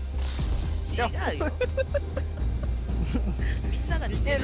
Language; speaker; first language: Japanese; native; Japanese